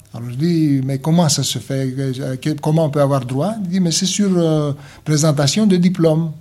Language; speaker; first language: French; non-native, fluent; Greek